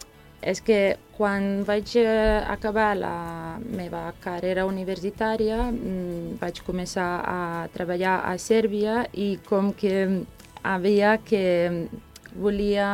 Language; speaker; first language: Catalan; non-native, fluent; Serbian